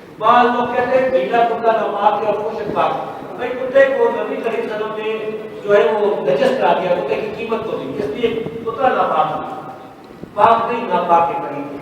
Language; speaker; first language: Urdu; non-native, local second language; Pashto